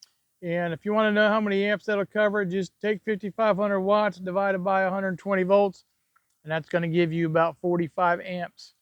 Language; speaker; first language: English; native; English